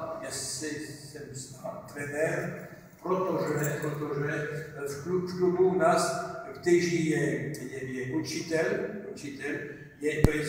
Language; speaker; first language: Czech; non-native, learner; French